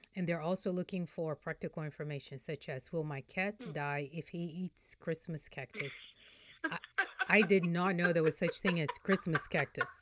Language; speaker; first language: English; non-native, fluent; Portuguese